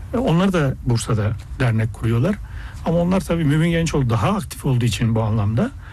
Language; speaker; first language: Turkish; early bilingual, heritage; Turkish